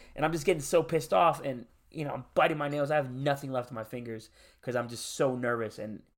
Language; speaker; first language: English; native; English